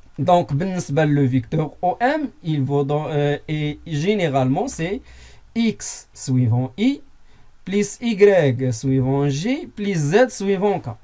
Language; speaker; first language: French; non-native, local second language; Arabic